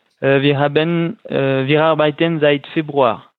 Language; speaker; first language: German; non-native, local second language; French